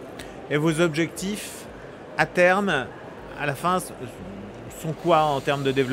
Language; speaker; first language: French; native; French